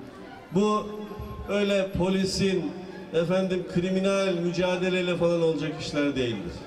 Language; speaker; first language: Turkish; native; Turkish